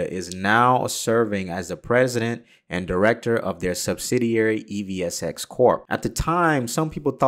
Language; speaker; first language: English; native; English